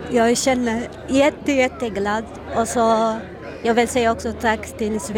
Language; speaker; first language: Swedish; non-native, learner; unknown